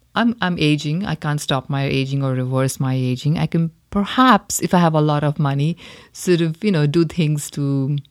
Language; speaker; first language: English; non-native, local second language; Hindi